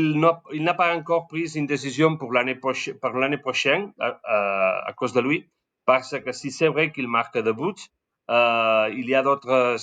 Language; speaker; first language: French; non-native, learner; Spanish